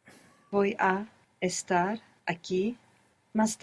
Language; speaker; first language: Spanish; non-native, learner; English